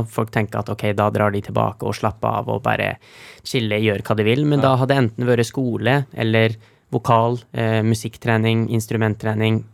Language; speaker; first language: Norwegian; native; Norwegian